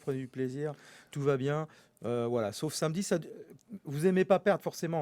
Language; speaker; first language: French; native; French